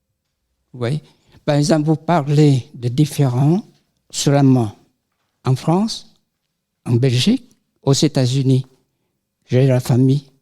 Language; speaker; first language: French; non-native, fluent; Vietnamese